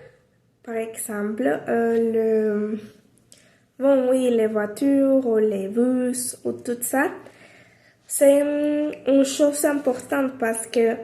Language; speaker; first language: French; non-native, learner; Spanish